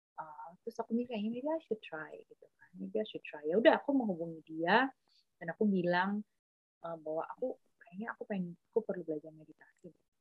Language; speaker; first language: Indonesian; native; Indonesian